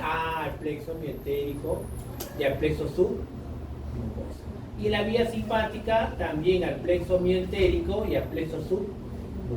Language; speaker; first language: Spanish; native; Spanish